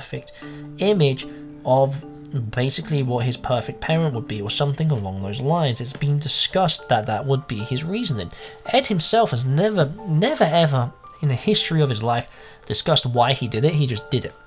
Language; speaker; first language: English; native; English